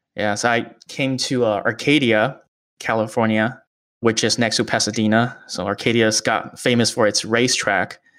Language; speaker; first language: English; early bilingual, other home language; Chinese